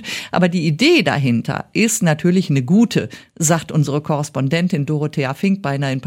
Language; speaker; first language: German; native; German